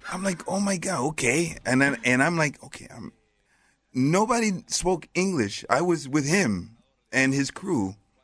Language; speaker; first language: English; native; English